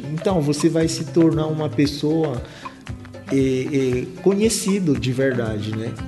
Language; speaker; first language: Portuguese; non-native, fluent; Lingala